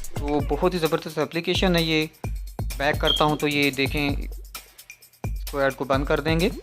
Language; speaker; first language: Urdu; non-native, local second language; Punjabi